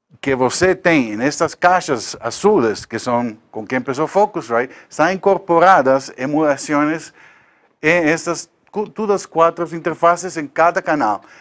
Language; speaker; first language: Portuguese; non-native, learner; Spanish